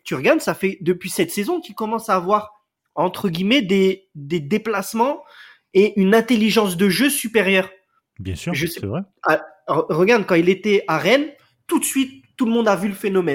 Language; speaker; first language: French; native; French